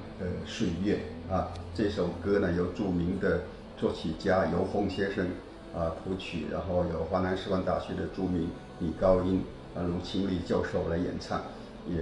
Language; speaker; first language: Chinese; native; Chinese